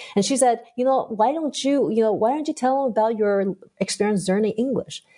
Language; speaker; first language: English; early bilingual, other home language; Chinese